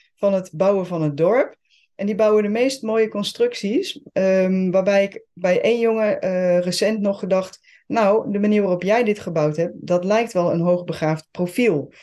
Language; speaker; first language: Dutch; non-native, fluent; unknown